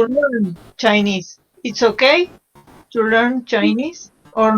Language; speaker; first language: English; non-native, learner; Spanish